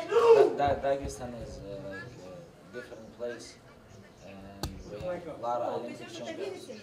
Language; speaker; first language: English; non-native, learner; Russian